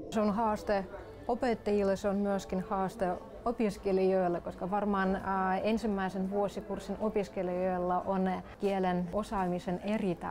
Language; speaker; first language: Finnish; non-native, local second language; Russian